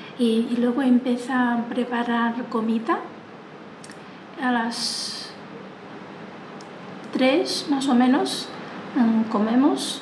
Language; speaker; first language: Spanish; non-native, learner; Chinese